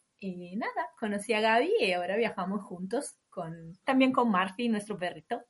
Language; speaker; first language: Spanish; non-native, fluent; Italian